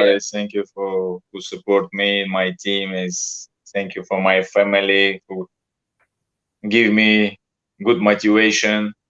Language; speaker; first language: English; non-native, learner; Russian